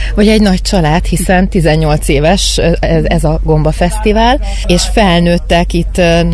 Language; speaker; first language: Hungarian; native; Hungarian